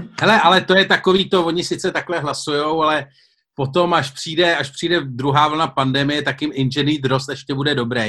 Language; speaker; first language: Czech; native; Czech